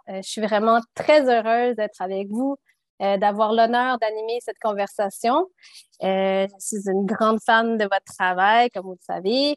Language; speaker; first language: French; native; French